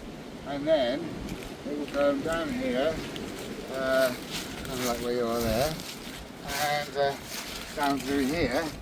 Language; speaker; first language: English; native; English